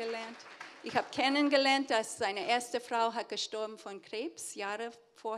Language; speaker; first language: German; early bilingual, heritage; English